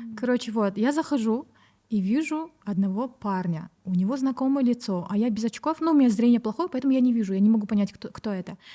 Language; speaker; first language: Russian; native; Russian